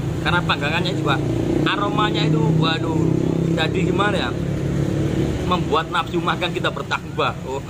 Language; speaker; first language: Indonesian; non-native, local second language; Javanese